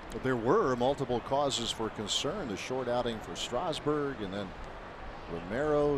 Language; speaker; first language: English; native; English